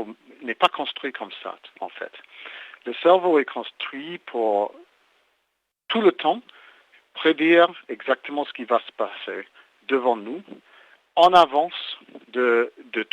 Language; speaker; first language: French; native; French